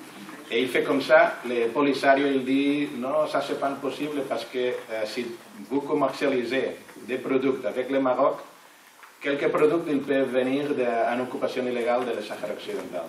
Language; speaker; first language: French; non-native, learner; Catalan